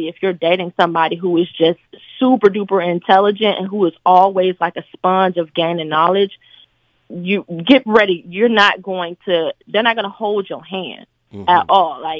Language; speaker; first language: English; native; English